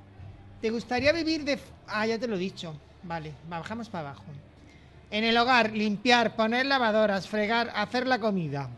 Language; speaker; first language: Spanish; native; Spanish